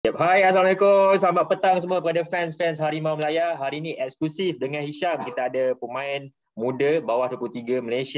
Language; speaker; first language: Malay; native; Malay